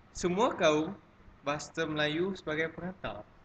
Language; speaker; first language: Malay; native; Malay